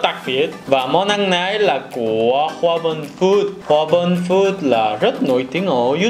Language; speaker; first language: Vietnamese; non-native, learner; Korean